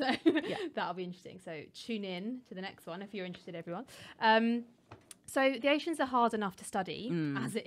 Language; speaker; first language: English; native; English